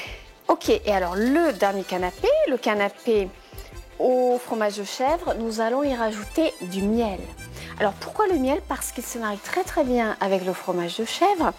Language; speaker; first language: French; native; French